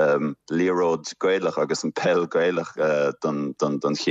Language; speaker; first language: Irish; non-native, fluent; German